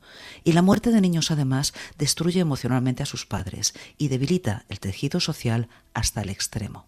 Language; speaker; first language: Spanish; native; Spanish